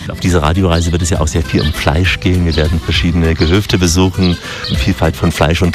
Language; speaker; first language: German; native; German